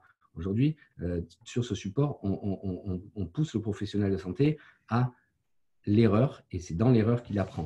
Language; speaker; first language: French; native; French